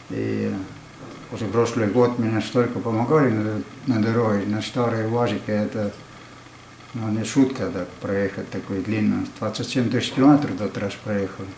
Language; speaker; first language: Russian; non-native, fluent; Estonian